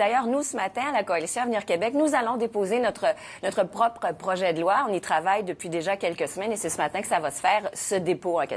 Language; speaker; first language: French; native; French